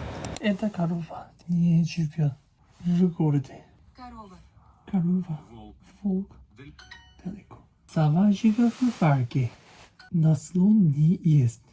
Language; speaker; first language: Russian; non-native, learner; Korean